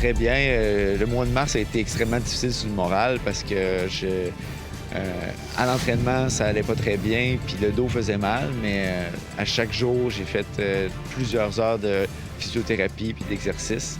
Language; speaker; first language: French; native; French